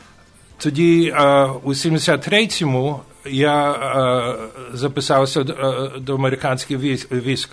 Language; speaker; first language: Ukrainian; early bilingual, heritage; Ukrainian